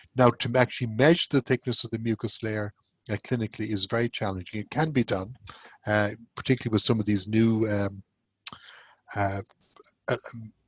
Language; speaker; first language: English; native; English